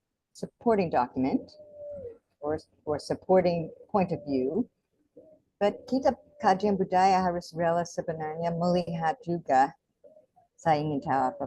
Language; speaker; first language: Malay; non-native, fluent; English